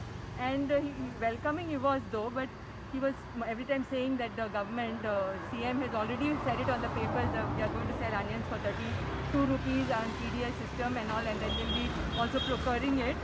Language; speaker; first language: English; non-native, local second language; Konkani